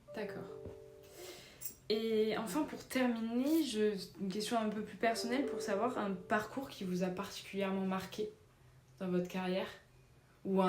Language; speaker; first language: French; native; French